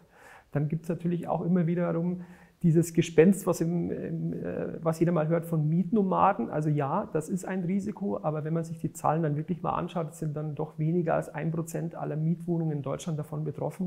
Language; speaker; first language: German; native; German